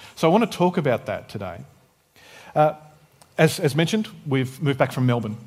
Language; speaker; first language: English; native; English